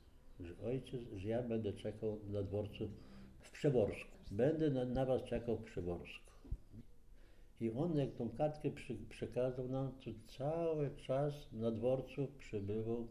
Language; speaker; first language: Polish; native; Polish